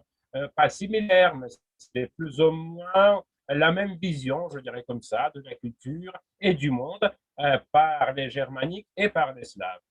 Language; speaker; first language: French; non-native, fluent; Russian